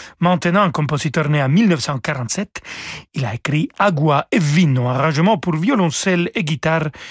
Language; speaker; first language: French; non-native, fluent; Spanish